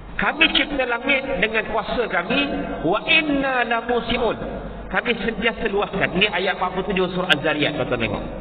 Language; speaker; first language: Malay; native; Malay